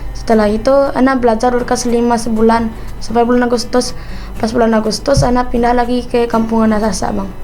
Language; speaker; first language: Indonesian; non-native, local second language; Minangkabau